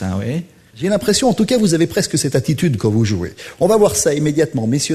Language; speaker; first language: French; native; French